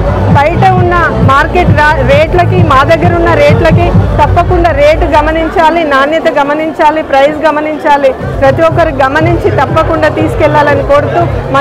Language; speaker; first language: Telugu; native; Telugu